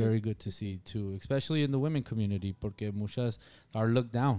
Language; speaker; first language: English; early bilingual, other home language; Spanish